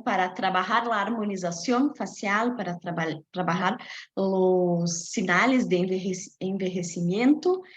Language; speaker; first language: Spanish; non-native, fluent; Portuguese